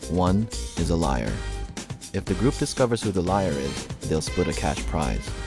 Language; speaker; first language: English; early bilingual, other home language; Bangla